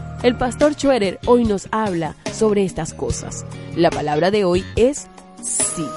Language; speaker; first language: Spanish; native; Spanish